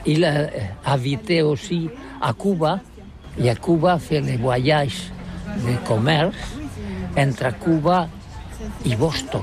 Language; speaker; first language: French; non-native, learner; Catalan